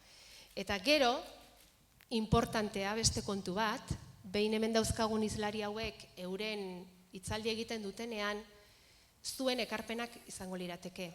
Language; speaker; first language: Basque; native; Basque